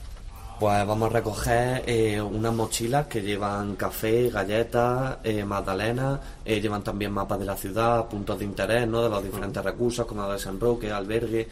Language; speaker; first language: Spanish; native; Spanish